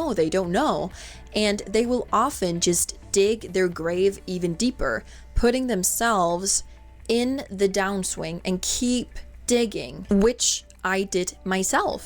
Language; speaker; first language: English; non-native, fluent; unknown